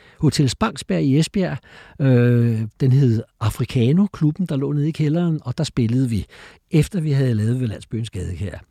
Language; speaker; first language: Danish; native; Danish